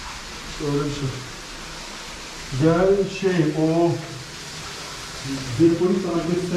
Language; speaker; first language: Turkish; non-native, learner; Persian